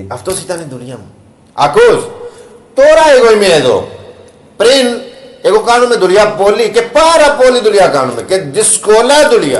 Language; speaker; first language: Greek; non-native, learner; Punjabi